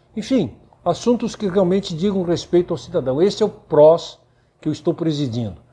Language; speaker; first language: Portuguese; native; Portuguese